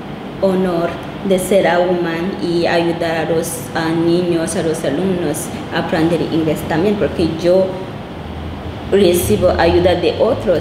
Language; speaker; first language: Spanish; non-native, local second language; Kinyarwanda